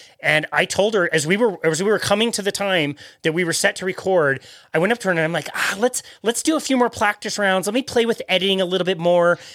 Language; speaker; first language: English; native; English